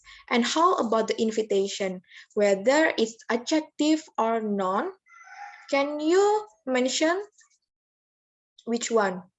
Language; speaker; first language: English; non-native, learner; Indonesian